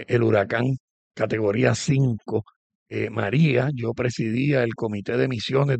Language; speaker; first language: Spanish; native; Spanish